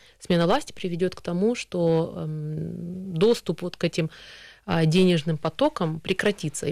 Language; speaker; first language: Russian; early bilingual, heritage; Russian